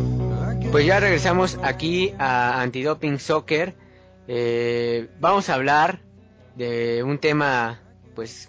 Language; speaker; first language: Spanish; native; Spanish